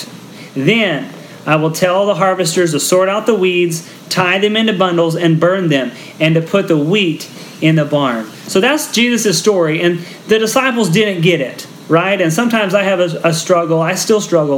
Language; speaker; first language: English; native; English